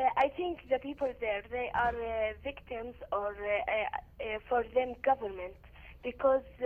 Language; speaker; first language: English; non-native, learner; Arabic